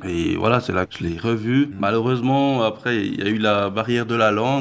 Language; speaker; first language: French; early bilingual, other home language; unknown